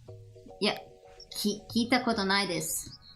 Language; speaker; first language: Japanese; non-native, learner; English